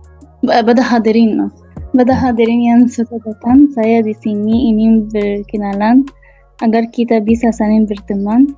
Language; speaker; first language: Indonesian; non-native, learner; Arabic